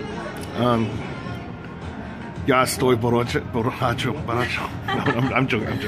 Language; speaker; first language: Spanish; non-native, learner; English